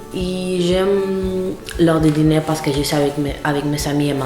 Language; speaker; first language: French; non-native, fluent; Spanish